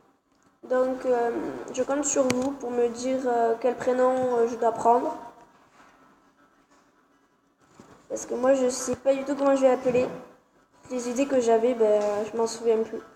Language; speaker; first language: French; native; French